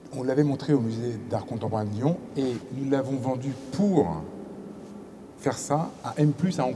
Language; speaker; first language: French; native; French